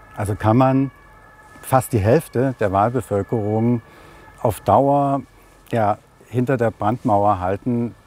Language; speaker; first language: German; native; German